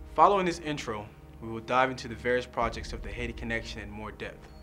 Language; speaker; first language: English; native; English